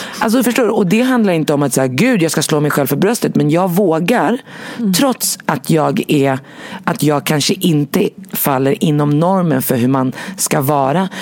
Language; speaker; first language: Swedish; early bilingual, other home language; Arabic